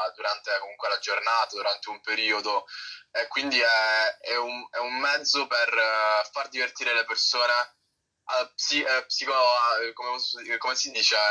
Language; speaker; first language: Italian; native; Italian